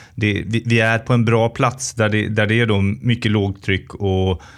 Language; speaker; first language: Swedish; native; Swedish